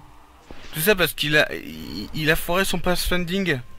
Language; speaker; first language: French; native; French